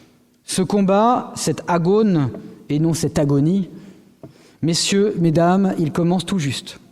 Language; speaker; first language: French; native; French